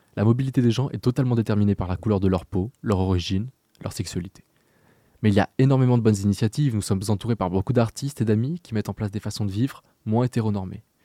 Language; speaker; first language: French; native; French